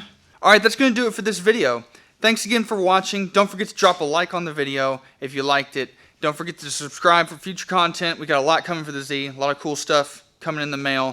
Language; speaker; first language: English; native; English